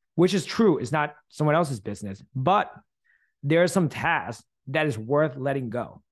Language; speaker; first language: English; early bilingual, other home language; Thai